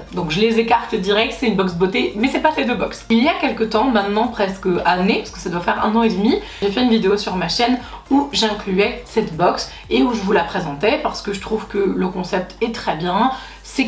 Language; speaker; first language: French; native; French